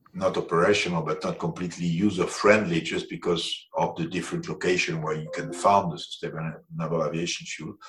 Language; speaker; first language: English; non-native, fluent; French